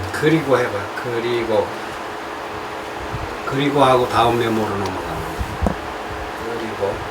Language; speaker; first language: Korean; native; Korean